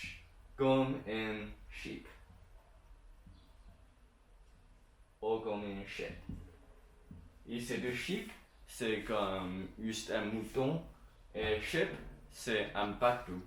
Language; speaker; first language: French; non-native, learner; Chinese